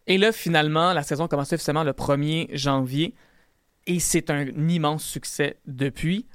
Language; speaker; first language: French; native; French